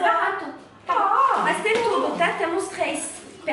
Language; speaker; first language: Portuguese; non-native, learner; French